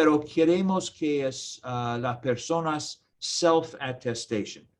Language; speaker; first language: Spanish; non-native, learner; English